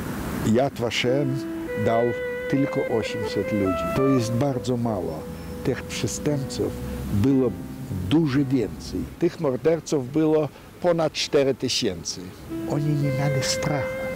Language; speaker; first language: Polish; non-native, local second language; Yiddish